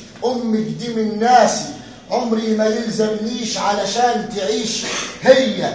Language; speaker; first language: Arabic; native; Arabic